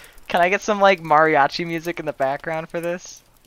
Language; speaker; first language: English; native; English